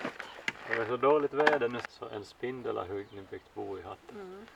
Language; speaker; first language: Swedish; native; Swedish